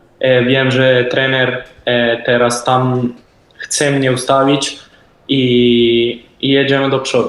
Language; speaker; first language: Polish; early bilingual, heritage; Polish